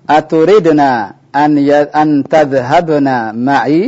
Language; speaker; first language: Arabic; non-native, fluent; Indonesian